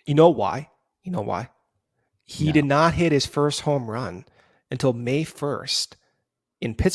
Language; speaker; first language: English; native; English